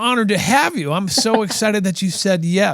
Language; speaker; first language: English; native; English